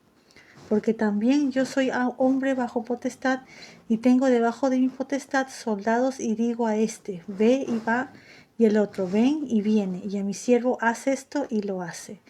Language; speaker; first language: Spanish; native; Spanish